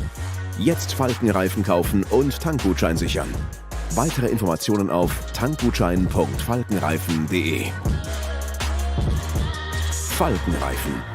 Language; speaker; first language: German; native; German